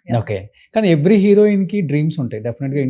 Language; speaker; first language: Telugu; native; Telugu